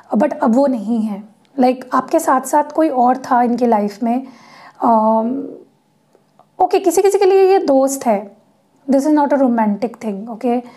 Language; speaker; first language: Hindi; non-native, local second language; Marathi